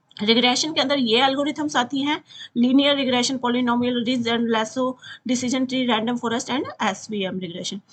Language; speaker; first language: Hindi; native; Hindi